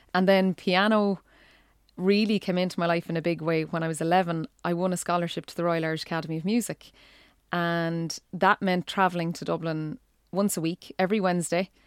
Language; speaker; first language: English; native; English